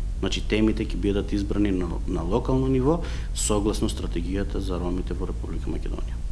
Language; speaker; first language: Macedonian; non-native, local second language; Romany